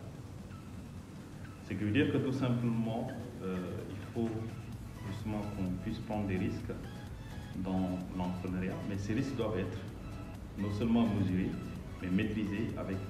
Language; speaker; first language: French; non-native, local second language; Wolof